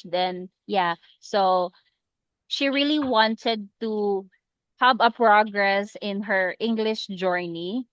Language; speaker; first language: English; non-native, local second language; Cebuano